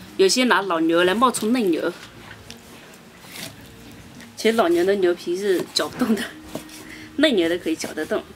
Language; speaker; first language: Chinese; native; Chinese